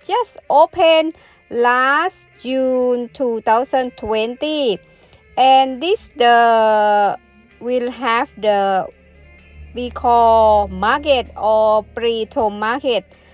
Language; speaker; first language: English; non-native, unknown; Thai